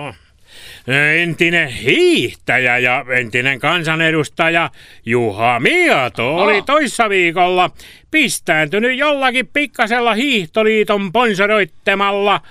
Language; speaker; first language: Finnish; native; Finnish